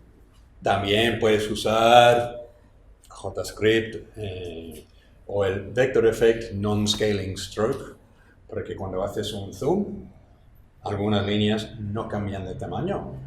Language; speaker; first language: Spanish; non-native, fluent; English